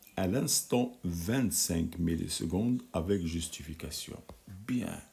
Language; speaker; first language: French; non-native, local second language; Arabic